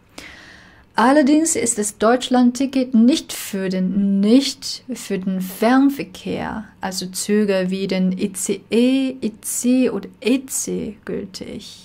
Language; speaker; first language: German; non-native, fluent; Chinese